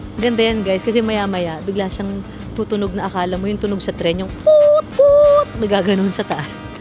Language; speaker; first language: Filipino; native; Filipino